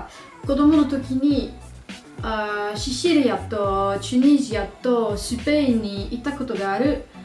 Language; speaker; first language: Japanese; non-native, learner; French